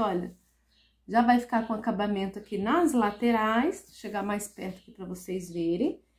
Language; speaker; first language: Portuguese; native; Portuguese